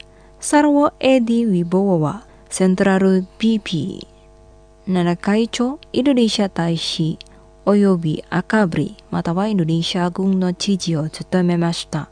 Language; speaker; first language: Japanese; non-native, fluent; Indonesian